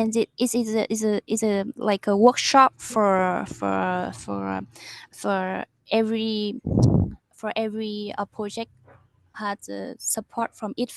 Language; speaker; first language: English; non-native, learner; Vietnamese